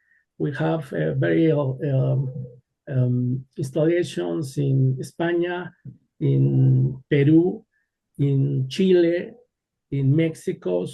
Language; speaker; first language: English; non-native, learner; Spanish